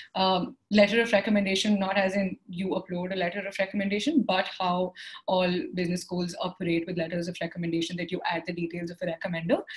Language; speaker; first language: English; non-native, local second language; Hindi